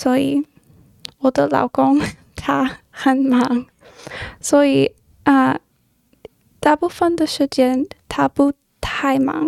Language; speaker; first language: Chinese; non-native, learner; English